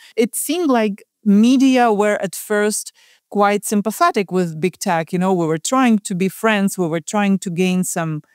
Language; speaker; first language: English; non-native, fluent; Ukrainian